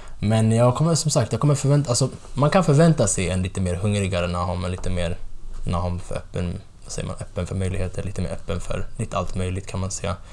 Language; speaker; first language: Swedish; early bilingual, other home language; Tigrinya